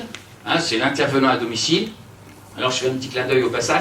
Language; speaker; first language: French; native; French